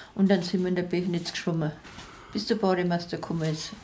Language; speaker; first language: German; native; German